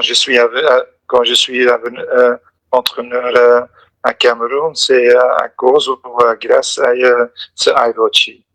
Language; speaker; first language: French; non-native, local second language; Dutch